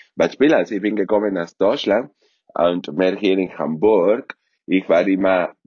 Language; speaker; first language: German; non-native, fluent; Spanish